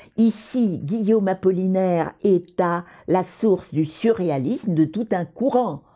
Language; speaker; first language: French; non-native, fluent; Russian